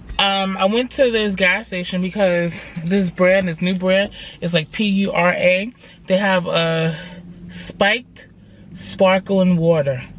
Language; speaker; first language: English; native; English